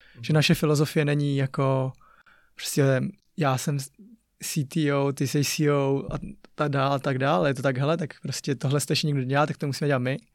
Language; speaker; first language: Czech; early bilingual, other home language; Chinese